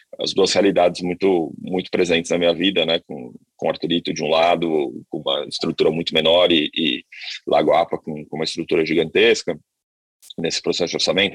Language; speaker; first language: Portuguese; native; Portuguese